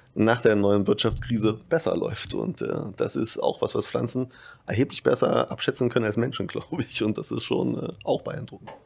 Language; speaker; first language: German; native; German